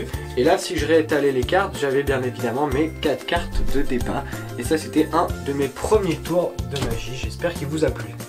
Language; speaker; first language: French; native; French